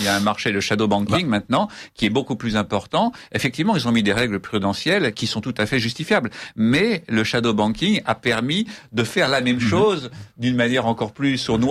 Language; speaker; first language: French; native; French